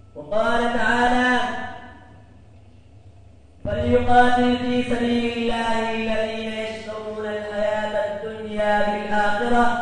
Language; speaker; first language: Arabic; non-native, fluent; Urdu